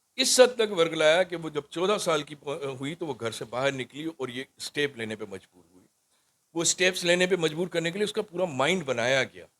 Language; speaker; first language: Urdu; non-native, local second language; Sindhi